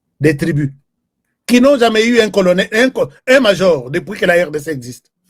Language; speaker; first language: French; non-native, local second language; Lingala